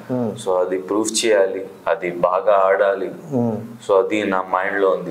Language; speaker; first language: Telugu; non-native, learner; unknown